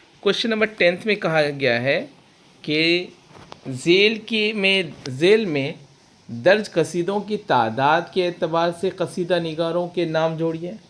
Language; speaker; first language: Urdu; native; Urdu